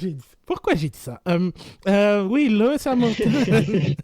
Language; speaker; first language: French; native; French